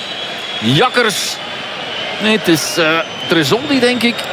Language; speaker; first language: Dutch; native; Dutch